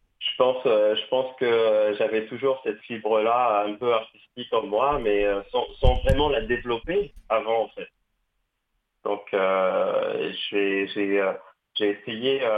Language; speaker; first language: French; non-native, local second language; Kabyle